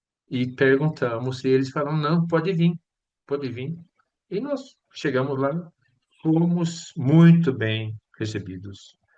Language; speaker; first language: Portuguese; non-native, fluent; Swedish